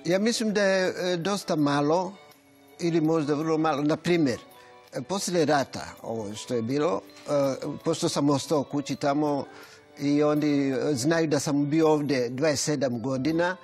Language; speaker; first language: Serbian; non-native, fluent; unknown